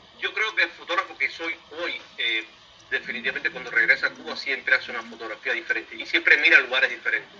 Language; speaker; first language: Spanish; native; Spanish